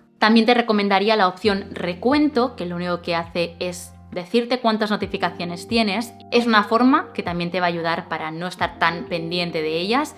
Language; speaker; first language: Spanish; native; Spanish